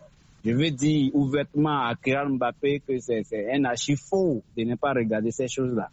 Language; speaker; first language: French; non-native, local second language; Fon